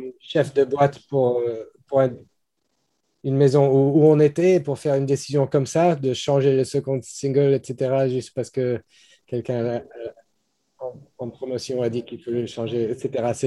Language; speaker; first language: French; non-native, fluent; English